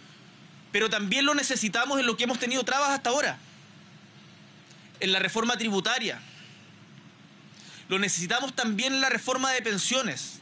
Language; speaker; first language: Spanish; native; Spanish